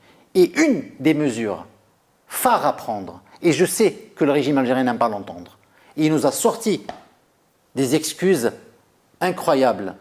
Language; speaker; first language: French; non-native, local second language; Arabic